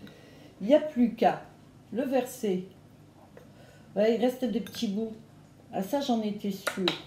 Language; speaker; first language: French; native; French